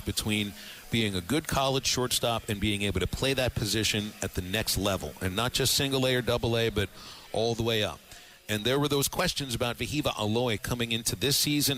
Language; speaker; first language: English; native; English